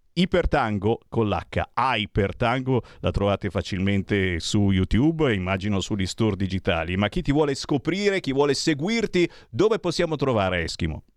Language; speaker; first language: Italian; native; Italian